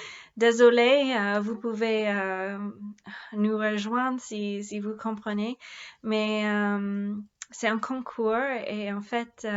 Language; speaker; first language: French; non-native, fluent; English